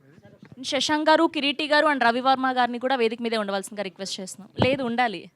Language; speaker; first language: Telugu; native; Telugu